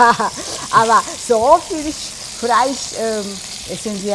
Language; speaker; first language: German; non-native, learner; Japanese